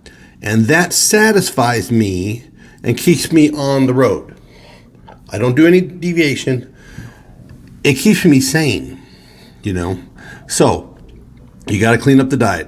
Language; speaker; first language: English; native; English